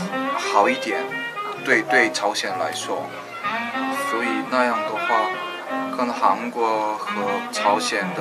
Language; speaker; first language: Chinese; non-native, fluent; Korean